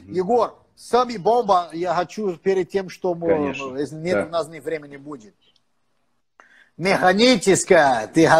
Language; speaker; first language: Russian; non-native, fluent; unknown